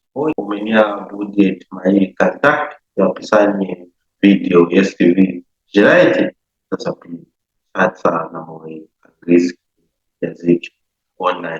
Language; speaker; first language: Russian; non-native, learner; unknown